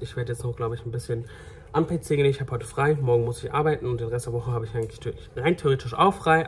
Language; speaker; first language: German; native; German